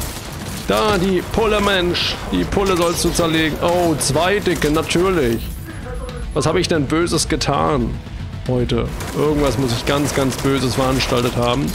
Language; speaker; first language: German; native; German